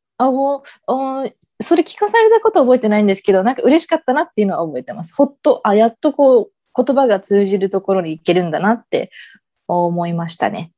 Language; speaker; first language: Japanese; early bilingual, heritage; Japanese